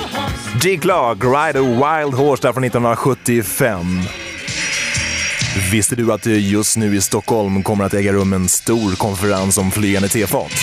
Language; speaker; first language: Swedish; native; Swedish